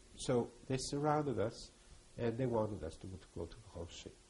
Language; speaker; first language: English; early bilingual, other home language; French